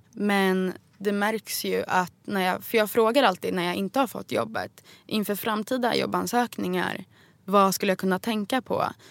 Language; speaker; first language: Swedish; native; Swedish